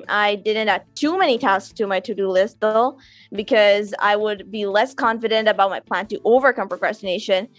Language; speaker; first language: English; non-native, local second language; Urdu